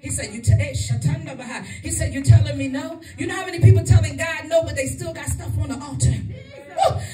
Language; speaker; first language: English; native; English